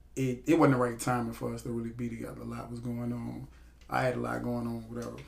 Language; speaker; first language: English; native; English